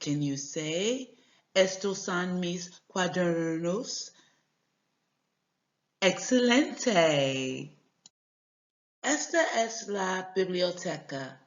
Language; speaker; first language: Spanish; non-native, learner; English